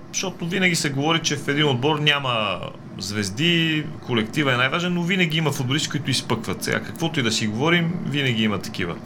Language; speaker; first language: Bulgarian; native; Bulgarian